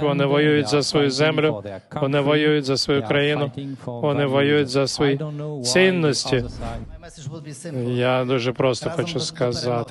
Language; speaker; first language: Ukrainian; native; Ukrainian